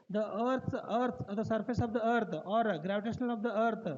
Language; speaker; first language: English; non-native, local second language; Kannada